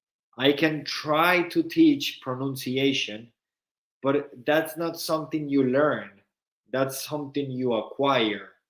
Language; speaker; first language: English; non-native, fluent; Spanish